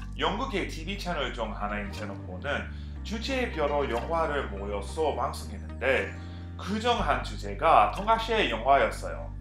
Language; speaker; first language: Korean; non-native, fluent; English